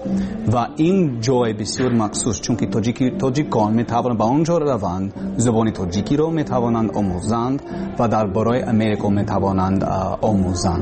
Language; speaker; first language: Persian; non-native, learner; English